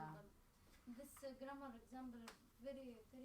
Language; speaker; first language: English; non-native, learner; Arabic